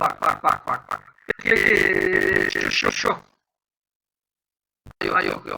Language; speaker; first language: Turkish; native; Turkish